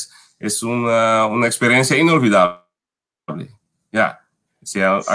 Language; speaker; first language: Spanish; non-native, fluent; Papiamento